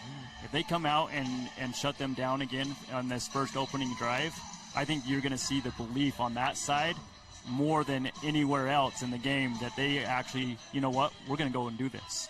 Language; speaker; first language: English; native; English